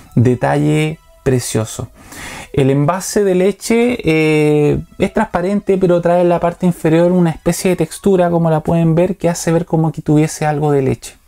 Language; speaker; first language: Spanish; native; Spanish